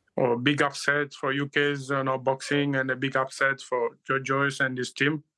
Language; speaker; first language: English; non-native, learner; Luba-Lulua